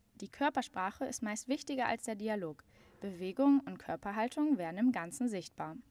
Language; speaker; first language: German; native; German